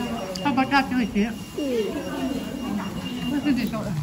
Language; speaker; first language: Japanese; non-native, learner; Filipino